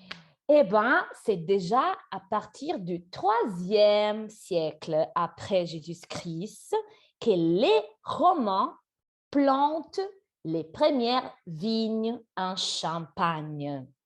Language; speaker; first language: French; non-native, fluent; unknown